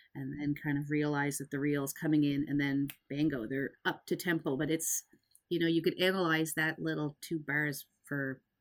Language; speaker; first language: English; native; English